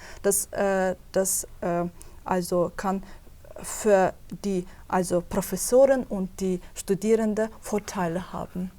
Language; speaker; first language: German; non-native, fluent; Azerbaijani